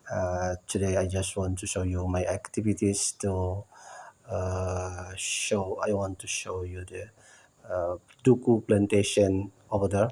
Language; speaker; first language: English; non-native, learner; Indonesian